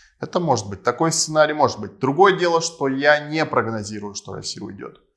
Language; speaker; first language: Russian; non-native, local second language; Armenian